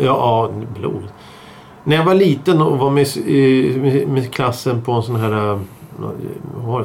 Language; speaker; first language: Swedish; native; Swedish